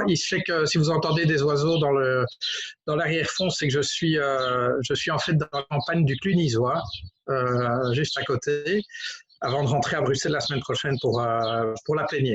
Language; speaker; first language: French; native; French